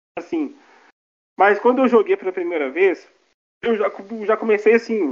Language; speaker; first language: Portuguese; native; Portuguese